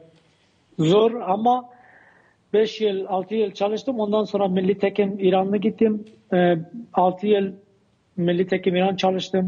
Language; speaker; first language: Turkish; non-native, learner; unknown